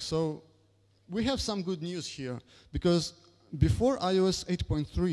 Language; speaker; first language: English; non-native, fluent; Russian